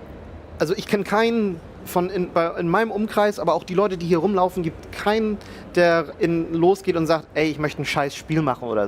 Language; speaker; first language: German; native; German